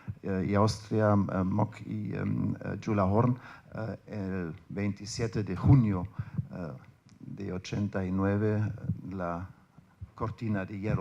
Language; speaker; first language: Spanish; non-native, fluent; German